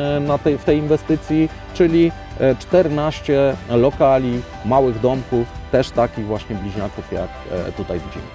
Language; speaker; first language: Polish; native; Polish